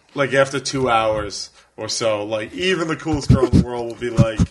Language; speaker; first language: English; native; English